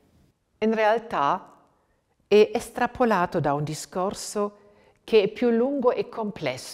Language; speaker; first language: Italian; non-native, fluent; German